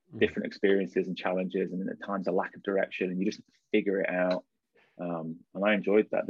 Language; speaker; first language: English; native; English